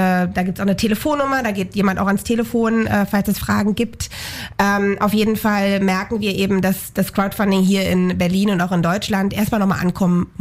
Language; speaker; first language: German; native; German